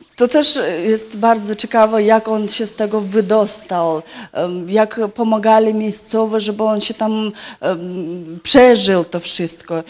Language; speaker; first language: Polish; non-native, fluent; Yakut